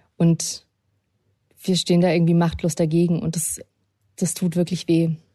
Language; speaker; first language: German; early bilingual, other home language; Russian